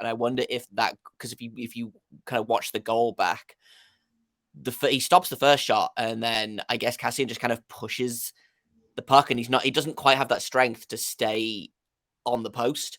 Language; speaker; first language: English; native; English